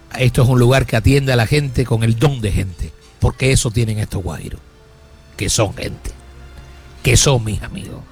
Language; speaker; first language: Spanish; native; Spanish